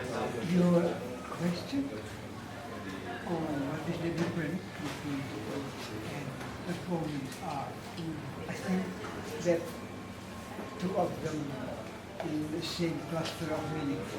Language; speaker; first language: English; non-native, learner; Indonesian